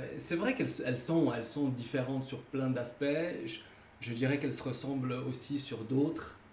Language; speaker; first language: French; early bilingual, other home language; Portuguese